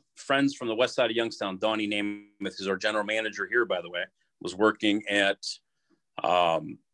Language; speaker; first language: English; native; English